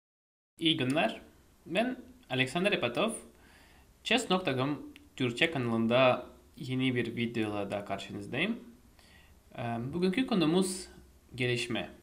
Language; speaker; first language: Turkish; non-native, fluent; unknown